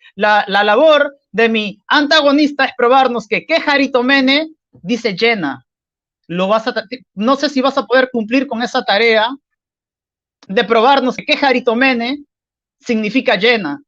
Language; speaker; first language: Spanish; native; Spanish